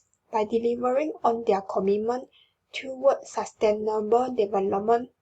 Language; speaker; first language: English; non-native, learner; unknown